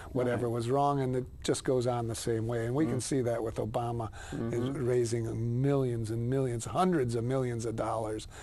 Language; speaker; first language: English; native; English